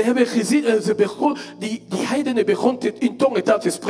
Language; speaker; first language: Dutch; non-native, fluent; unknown